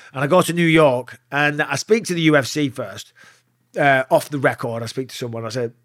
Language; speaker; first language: English; native; English